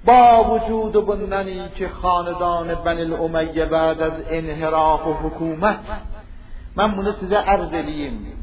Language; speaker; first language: Persian; non-native, local second language; Azerbaijani